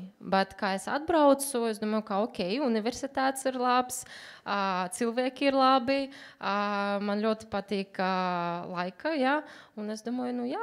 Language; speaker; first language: Latvian; non-native, learner; Uzbek